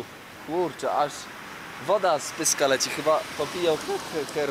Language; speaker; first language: Polish; native; Polish